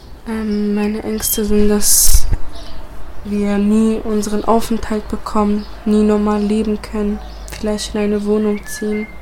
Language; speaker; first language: German; early bilingual, other home language; Bosnian